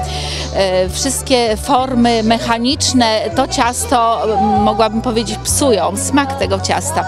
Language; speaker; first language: Polish; native; Polish